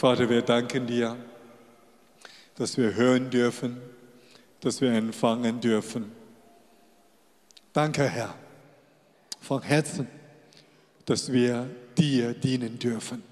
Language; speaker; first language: German; non-native, fluent; Chinese